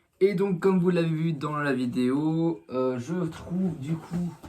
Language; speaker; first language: French; native; French